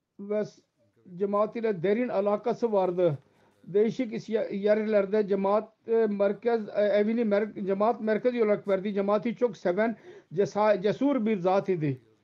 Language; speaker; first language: Turkish; non-native, fluent; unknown